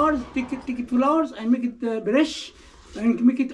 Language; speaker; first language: English; non-native, learner; Arabic